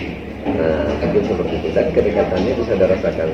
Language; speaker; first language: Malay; non-native, local second language; Achinese